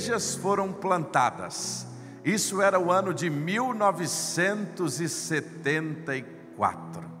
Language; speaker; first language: Portuguese; native; Portuguese